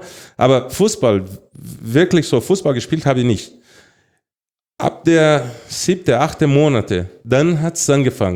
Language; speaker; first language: German; non-native, fluent; Portuguese